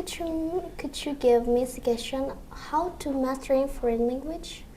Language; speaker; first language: English; non-native, learner; Indonesian